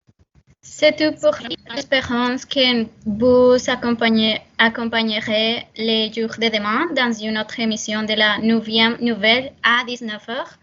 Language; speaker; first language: French; non-native, learner; Spanish